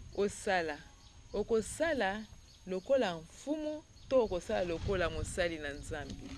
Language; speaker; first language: Lingala; native; Lingala